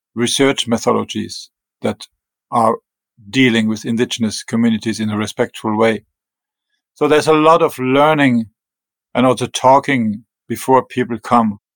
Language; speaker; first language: English; non-native, fluent; German